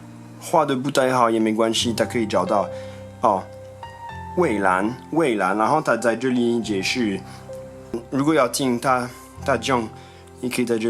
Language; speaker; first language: Chinese; non-native, fluent; French